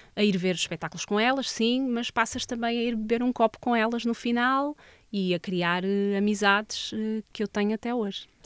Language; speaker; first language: Portuguese; native; Portuguese